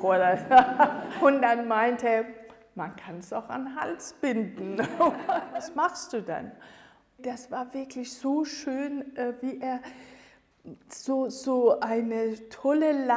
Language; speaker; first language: German; non-native, fluent; Persian